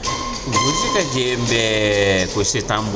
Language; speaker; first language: Italian; non-native, fluent; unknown